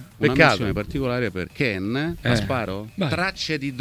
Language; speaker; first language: Italian; native; Italian